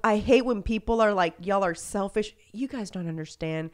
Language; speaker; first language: English; early bilingual, other home language; Spanish